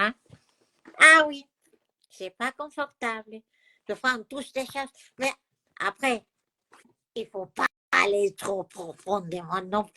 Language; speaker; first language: French; non-native, fluent; Spanish